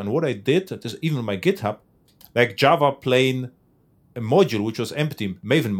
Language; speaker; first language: English; non-native, fluent; German